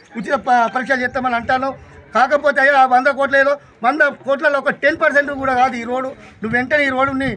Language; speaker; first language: Telugu; native; Telugu